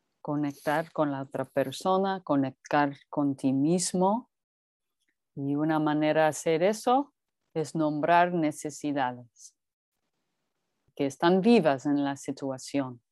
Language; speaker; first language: Spanish; non-native, fluent; English